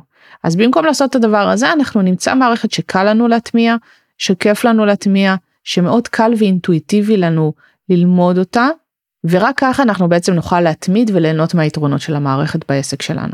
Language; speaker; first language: Hebrew; native; Hebrew